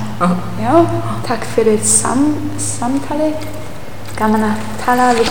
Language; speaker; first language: Icelandic; non-native, learner; English